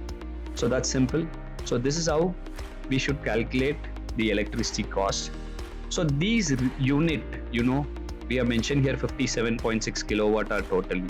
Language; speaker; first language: English; non-native, local second language; Tamil